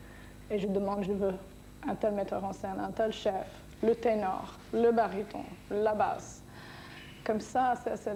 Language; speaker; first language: French; non-native, fluent; English